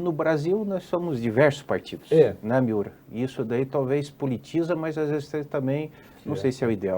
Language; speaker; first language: Portuguese; native; Portuguese